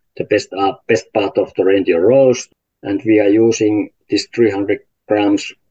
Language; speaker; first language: English; non-native, learner; Finnish